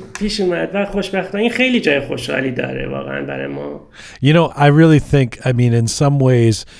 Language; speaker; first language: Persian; early bilingual, heritage; Persian